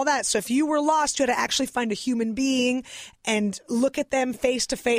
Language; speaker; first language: English; early bilingual, other home language; Russian